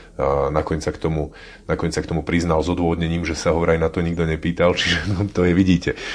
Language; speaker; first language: Slovak; native; Slovak